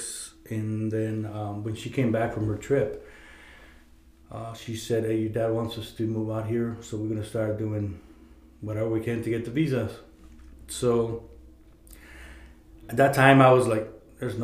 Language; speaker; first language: English; non-native, fluent; Spanish